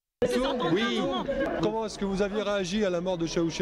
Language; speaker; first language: French; native; French